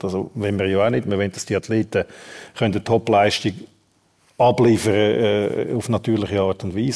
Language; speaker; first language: German; native; German